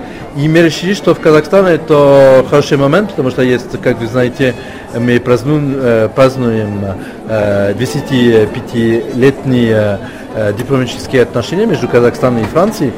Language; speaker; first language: Russian; non-native, fluent; French